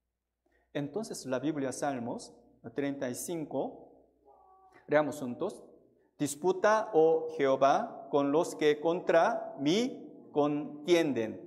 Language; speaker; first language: Spanish; non-native, fluent; Korean